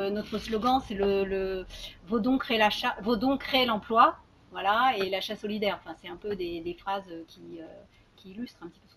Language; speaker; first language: French; native; French